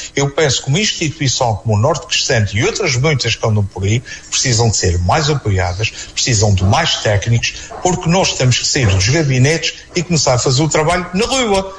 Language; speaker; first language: Portuguese; native; Portuguese